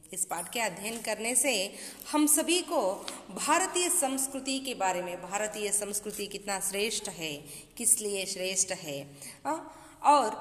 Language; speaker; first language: Hindi; non-native, local second language; Kannada